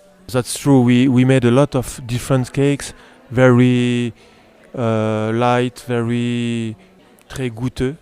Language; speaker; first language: English; non-native, learner; French